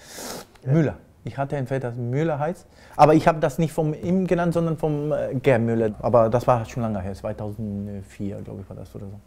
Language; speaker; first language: German; non-native, fluent; Spanish